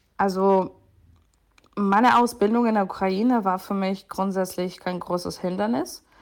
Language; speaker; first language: German; non-native, fluent; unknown